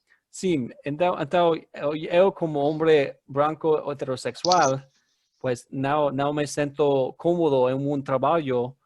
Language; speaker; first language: Spanish; non-native, fluent; English